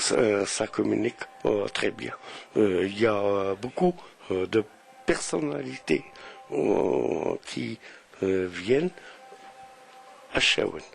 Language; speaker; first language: French; non-native, local second language; Arabic